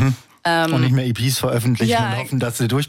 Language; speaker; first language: German; native; German